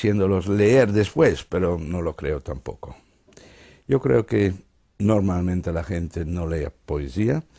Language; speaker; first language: Spanish; non-native, fluent; Dutch